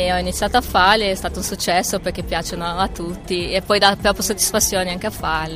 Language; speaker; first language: Italian; non-native, fluent; Portuguese